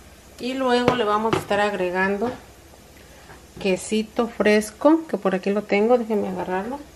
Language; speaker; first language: Spanish; native; Spanish